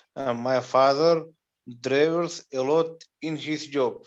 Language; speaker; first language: English; non-native, learner; Uzbek